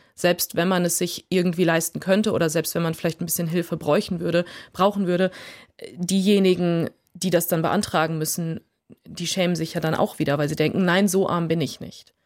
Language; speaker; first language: German; early bilingual, other home language; Plautdietsch